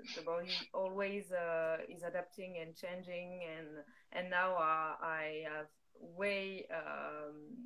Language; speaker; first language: English; non-native, fluent; French